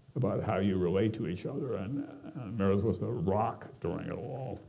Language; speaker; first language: English; native; English